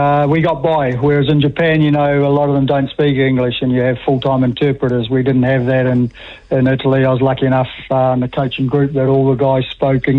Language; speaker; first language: English; native; English